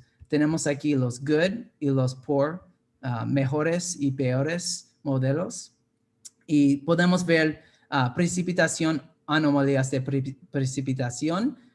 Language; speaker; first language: Spanish; non-native, fluent; English